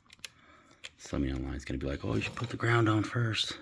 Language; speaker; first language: English; native; English